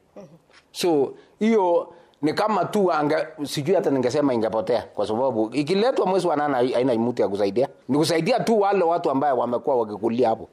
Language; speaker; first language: Swahili; non-native, local second language; Kikuyu